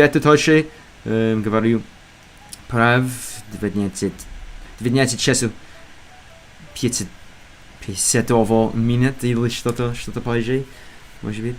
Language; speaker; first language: Russian; non-native, learner; English